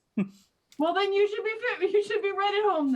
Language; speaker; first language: English; native; English